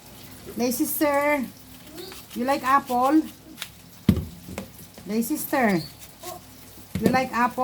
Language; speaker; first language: English; non-native, local second language; Filipino